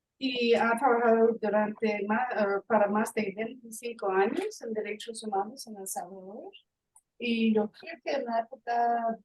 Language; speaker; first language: Spanish; non-native, fluent; English